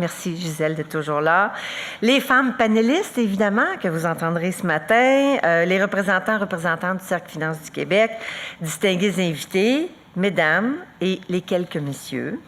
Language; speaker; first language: French; native; French